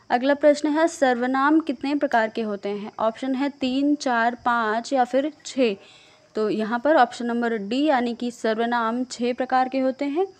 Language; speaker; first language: Hindi; native; Hindi